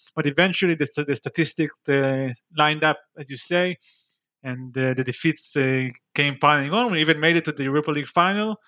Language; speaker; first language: English; non-native, fluent; Hebrew